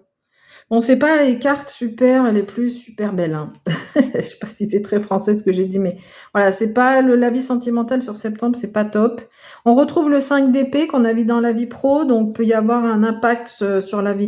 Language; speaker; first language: French; native; French